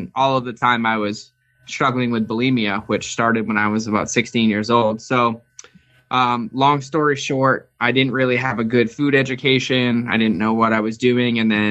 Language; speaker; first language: English; native; English